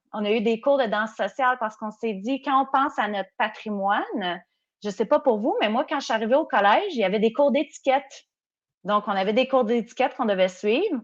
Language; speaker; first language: French; native; French